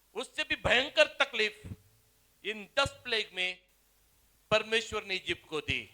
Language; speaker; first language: Hindi; non-native, local second language; Marathi